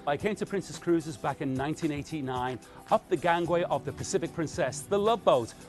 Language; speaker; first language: English; native; English